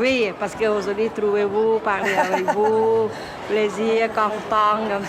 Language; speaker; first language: French; non-native, learner; Khmer